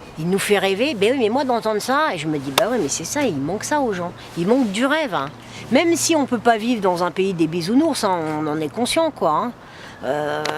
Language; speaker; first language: French; native; French